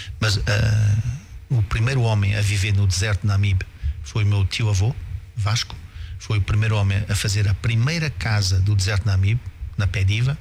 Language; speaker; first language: Portuguese; native; Portuguese